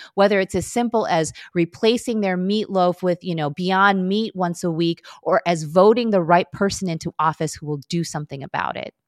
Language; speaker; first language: English; early bilingual, other home language; Korean